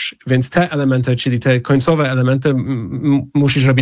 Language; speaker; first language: Polish; non-native, fluent; English